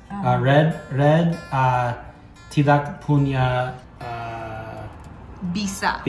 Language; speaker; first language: Indonesian; non-native, learner; English